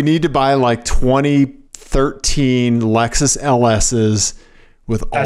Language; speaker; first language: English; native; English